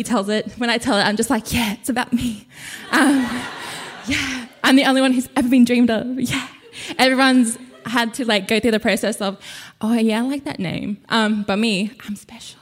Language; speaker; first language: English; non-native, local second language; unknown